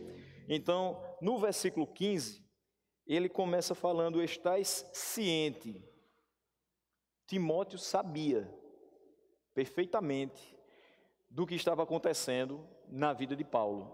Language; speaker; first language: Portuguese; native; Portuguese